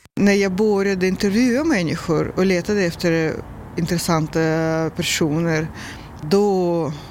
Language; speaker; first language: Swedish; non-native, learner; Russian